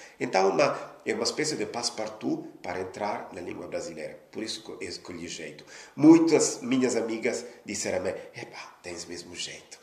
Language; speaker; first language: Portuguese; non-native, fluent; Italian